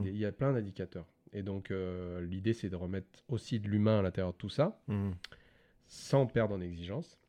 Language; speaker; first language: French; native; French